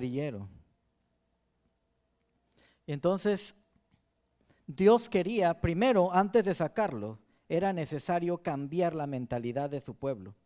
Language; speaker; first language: Spanish; native; Spanish